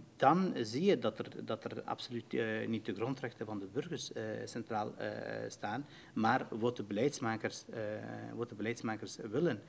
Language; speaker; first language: Dutch; non-native, fluent; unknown